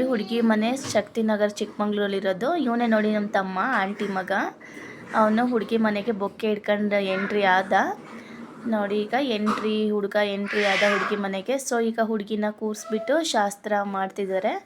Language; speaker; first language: Kannada; native; Kannada